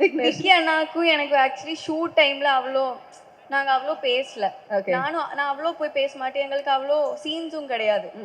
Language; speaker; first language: Tamil; non-native, fluent; Malayalam